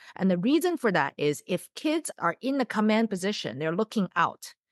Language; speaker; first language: English; non-native, fluent; Chinese